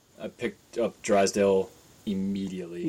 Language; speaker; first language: English; native; English